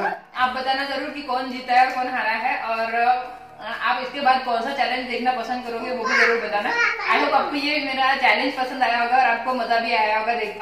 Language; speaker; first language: Hindi; non-native, local second language; Marathi